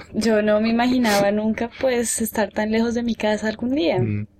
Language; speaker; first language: Spanish; native; Spanish